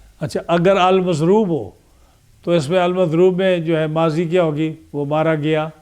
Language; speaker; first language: Urdu; non-native, local second language; Punjabi